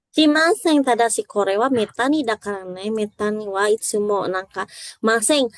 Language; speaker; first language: Japanese; non-native, fluent; Indonesian